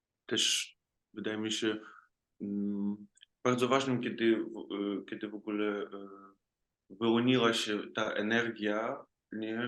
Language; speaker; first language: Polish; non-native, fluent; Ukrainian